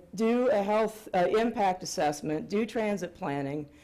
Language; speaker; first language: English; native; English